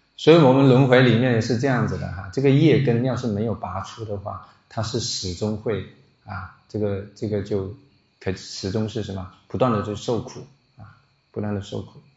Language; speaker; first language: Chinese; non-native, local second language; Min Nan Chinese